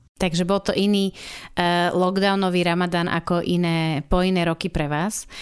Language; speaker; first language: Slovak; native; Slovak